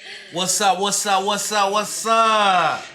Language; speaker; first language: English; native; English